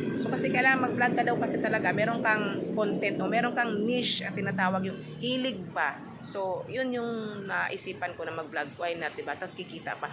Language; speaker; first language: Filipino; non-native, local second language; Cebuano